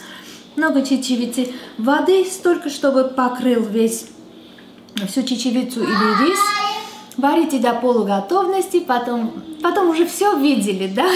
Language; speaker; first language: Russian; non-native, fluent; Armenian